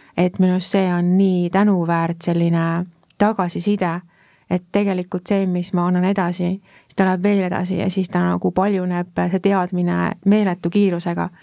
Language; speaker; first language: Estonian; native; Estonian